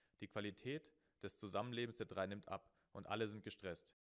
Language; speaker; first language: German; native; German